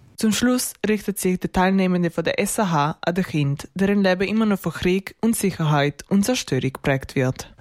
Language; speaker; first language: German; native; German